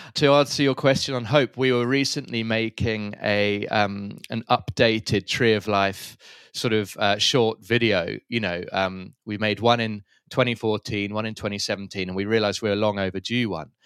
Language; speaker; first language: English; native; English